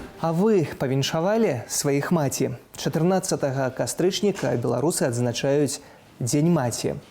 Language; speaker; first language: Belarusian; native; Belarusian